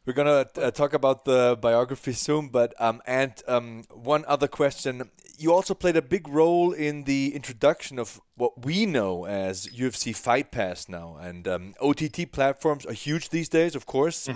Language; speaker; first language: English; non-native, fluent; German